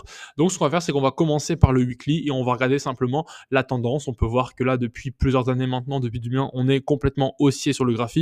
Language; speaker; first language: French; native; French